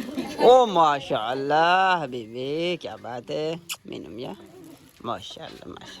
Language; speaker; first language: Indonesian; non-native, learner; Urdu